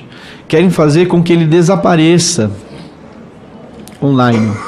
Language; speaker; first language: Portuguese; native; Portuguese